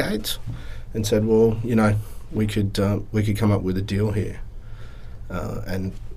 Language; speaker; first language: English; native; English